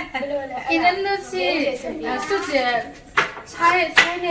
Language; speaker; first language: Korean; non-native, learner; Mizo